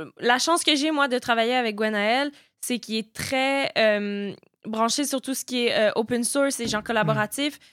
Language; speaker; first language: French; native; French